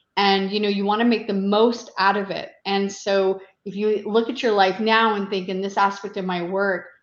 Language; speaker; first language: English; native; English